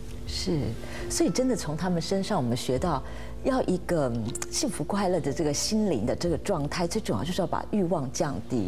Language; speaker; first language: Chinese; native; Chinese